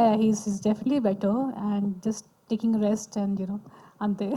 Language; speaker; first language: Telugu; non-native, local second language; Hindi